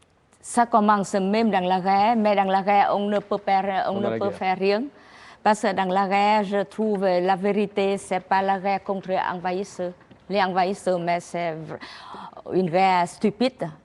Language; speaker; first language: French; non-native, learner; Vietnamese